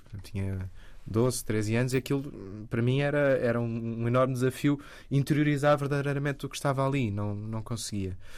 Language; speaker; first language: Portuguese; native; Portuguese